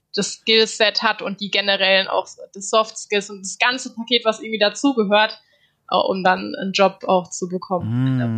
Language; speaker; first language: German; native; German